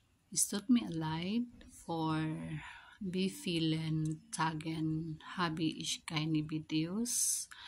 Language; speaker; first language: German; non-native, learner; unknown